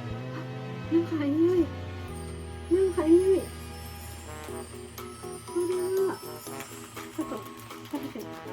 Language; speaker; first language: Japanese; non-native, fluent; Filipino